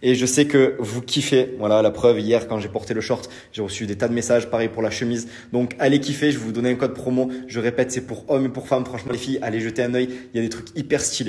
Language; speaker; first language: French; native; French